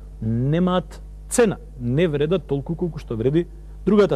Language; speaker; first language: Macedonian; native; Macedonian